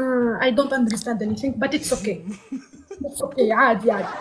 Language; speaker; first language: English; non-native, learner; Arabic